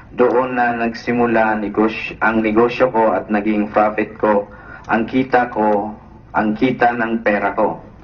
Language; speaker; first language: Filipino; non-native, local second language; Cebuano